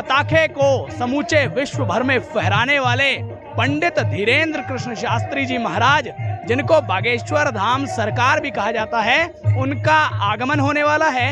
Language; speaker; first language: Hindi; native; Hindi